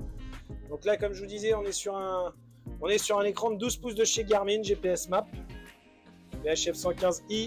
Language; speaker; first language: French; native; French